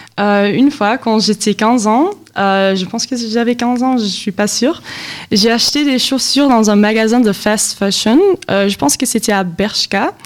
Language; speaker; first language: French; non-native, local second language; Dutch